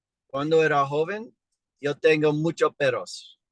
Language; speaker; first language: Spanish; non-native, learner; English